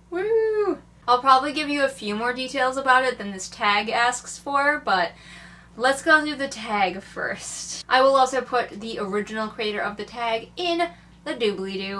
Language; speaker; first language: English; native; English